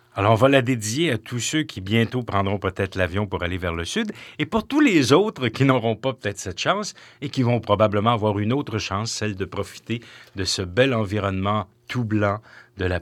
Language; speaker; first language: French; native; French